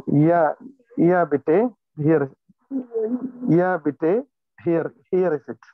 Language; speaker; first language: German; non-native, learner; Malayalam